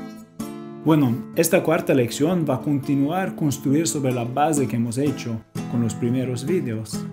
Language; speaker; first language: Spanish; non-native, fluent; Portuguese